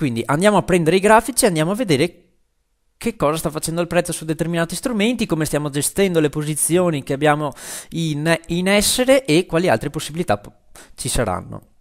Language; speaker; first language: Italian; native; Italian